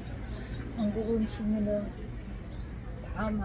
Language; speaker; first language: Korean; non-native, learner; Lao